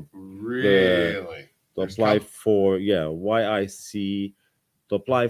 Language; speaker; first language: English; non-native, learner; Arabic